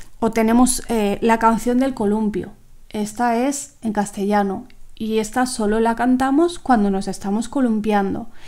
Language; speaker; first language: Spanish; native; Spanish